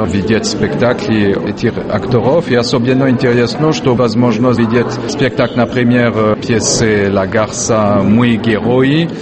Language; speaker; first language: Russian; non-native, fluent; French